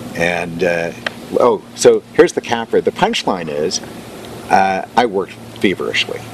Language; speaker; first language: English; native; English